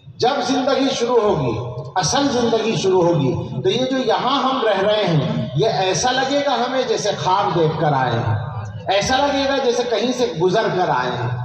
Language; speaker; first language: Urdu; native; Urdu